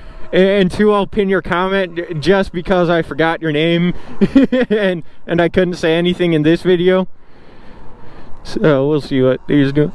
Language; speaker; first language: English; native; English